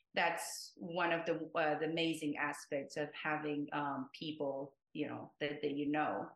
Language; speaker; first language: English; non-native, fluent; Japanese